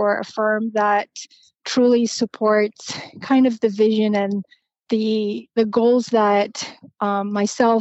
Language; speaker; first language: English; non-native, fluent; Romanian